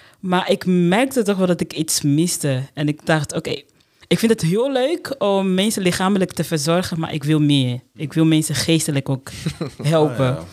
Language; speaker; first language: Dutch; non-native, fluent; Portuguese